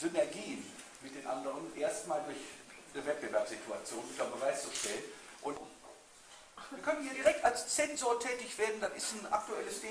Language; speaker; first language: German; native; German